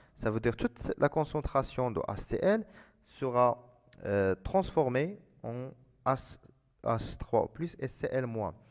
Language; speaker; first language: French; non-native, local second language; Arabic